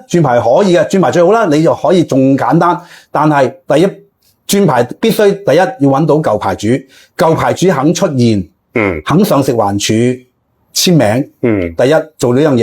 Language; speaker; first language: Cantonese; native; Cantonese